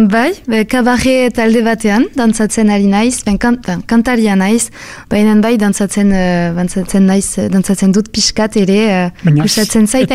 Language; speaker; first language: Basque; non-native, local second language; French